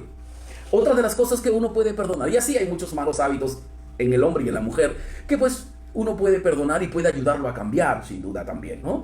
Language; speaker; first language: Spanish; native; Spanish